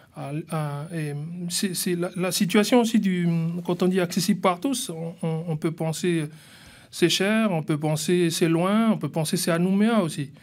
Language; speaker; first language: French; native; French